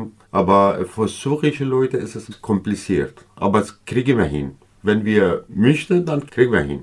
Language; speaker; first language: German; non-native, learner; Kurdish